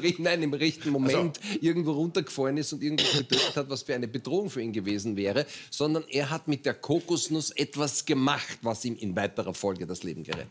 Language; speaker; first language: German; native; German